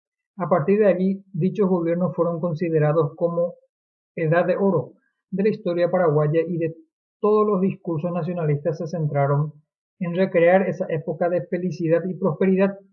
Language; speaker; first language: Spanish; native; Spanish